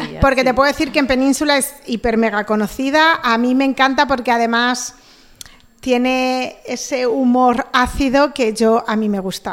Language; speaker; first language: Spanish; native; Spanish